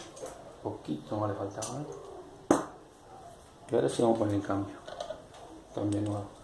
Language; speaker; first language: Spanish; native; Spanish